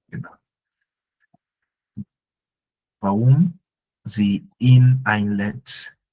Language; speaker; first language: German; non-native, fluent; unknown